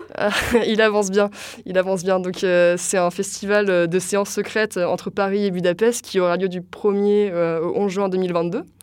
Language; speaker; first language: French; native; French